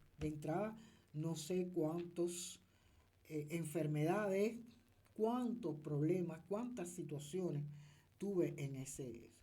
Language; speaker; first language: Spanish; native; Spanish